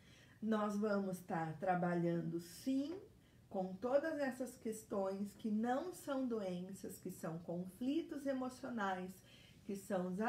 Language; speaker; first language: Portuguese; native; Portuguese